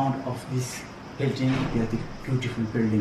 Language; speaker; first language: English; non-native, learner; Persian